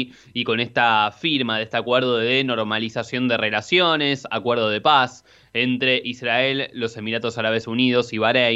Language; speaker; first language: Spanish; native; Spanish